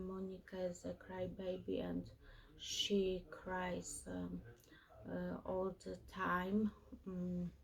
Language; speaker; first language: English; non-native, learner; Polish